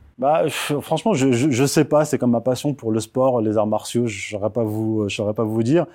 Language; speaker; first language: French; early bilingual, other home language; Berber languages